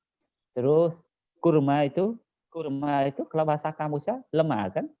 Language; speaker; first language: Indonesian; non-native, learner; Khmer